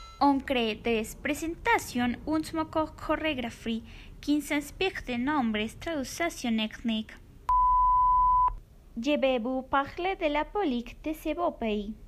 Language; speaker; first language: French; non-native, learner; Spanish